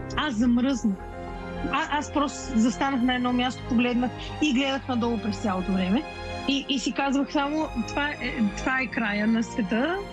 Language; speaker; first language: Bulgarian; native; Bulgarian